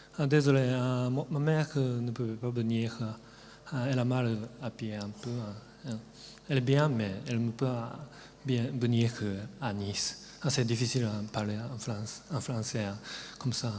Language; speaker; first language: French; non-native, learner; Japanese